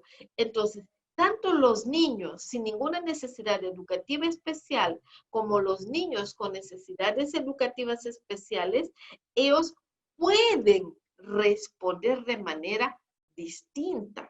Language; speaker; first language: Spanish; non-native, fluent; Portuguese